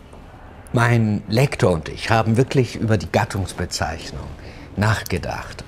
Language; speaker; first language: German; early bilingual, other home language; Turkish